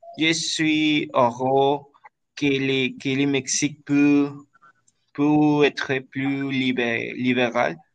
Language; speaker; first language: French; non-native, learner; Spanish